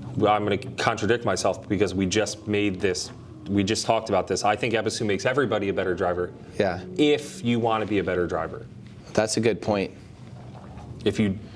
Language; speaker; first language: English; native; English